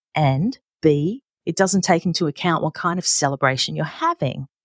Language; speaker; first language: English; native; English